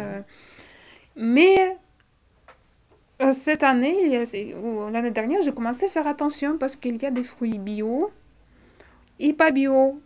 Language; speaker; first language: French; non-native, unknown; Russian